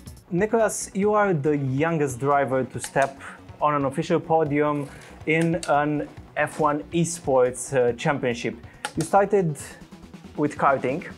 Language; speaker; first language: English; non-native, fluent; Romanian